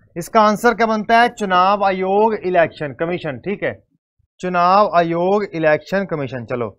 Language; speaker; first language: Hindi; native; Hindi